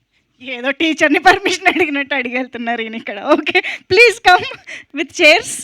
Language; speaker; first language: Telugu; native; Telugu